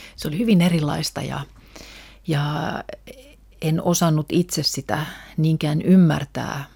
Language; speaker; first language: Finnish; non-native, local second language; Russian